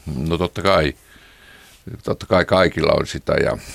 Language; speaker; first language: Finnish; native; Finnish